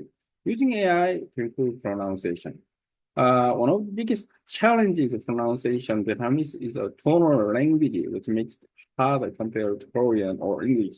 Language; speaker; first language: English; non-native, learner; Korean